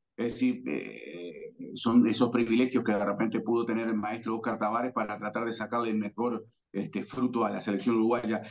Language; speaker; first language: Spanish; native; Spanish